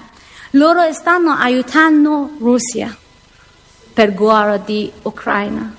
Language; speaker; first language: Italian; non-native, learner; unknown